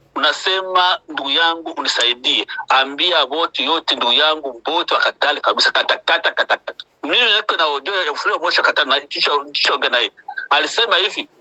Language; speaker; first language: Swahili; non-native, local second language; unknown